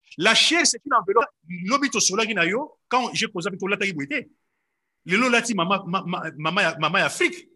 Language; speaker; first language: French; non-native, local second language; Lingala